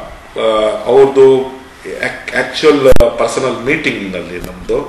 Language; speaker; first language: Kannada; non-native, local second language; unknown